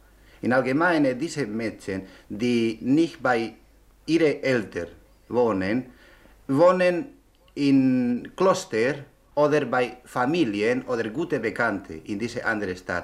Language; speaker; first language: German; non-native, learner; Spanish